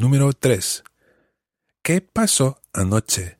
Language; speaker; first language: Spanish; non-native, fluent; English